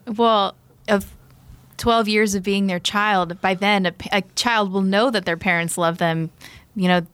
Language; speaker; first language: English; native; English